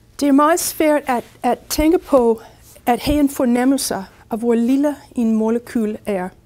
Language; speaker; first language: Danish; non-native, fluent; English